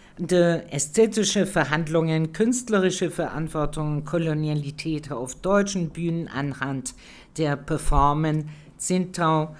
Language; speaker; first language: German; non-native, fluent; French